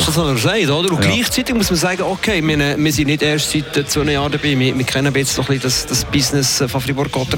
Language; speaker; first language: German; native; German